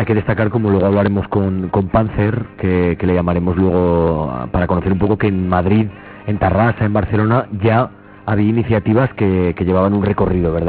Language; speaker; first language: Spanish; native; Spanish